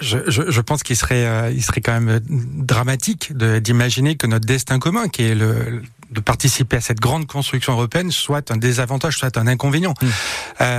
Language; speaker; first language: French; native; French